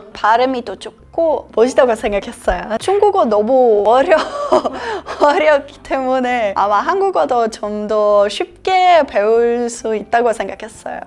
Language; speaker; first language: Korean; non-native, learner; Serbian